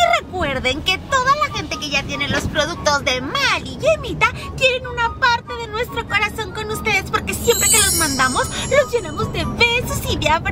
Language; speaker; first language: Spanish; native; Spanish